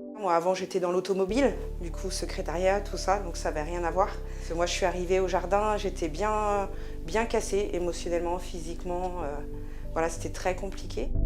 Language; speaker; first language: French; native; French